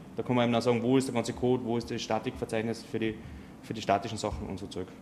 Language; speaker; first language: German; native; German